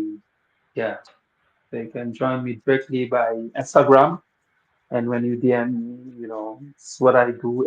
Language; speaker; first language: English; non-native, fluent; Wolof